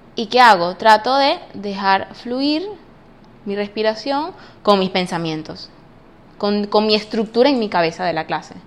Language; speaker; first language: Spanish; native; Spanish